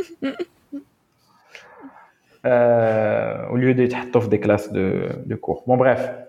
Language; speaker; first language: French; non-native, local second language; Arabic